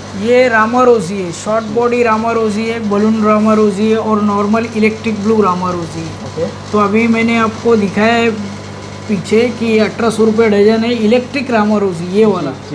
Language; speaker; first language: Hindi; native; Hindi